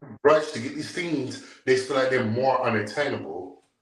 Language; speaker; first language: English; native; English